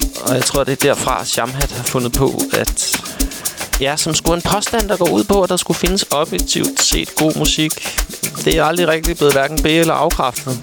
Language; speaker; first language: Danish; native; Danish